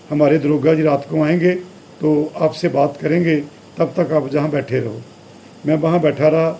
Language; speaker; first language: Hindi; non-native, local second language; Punjabi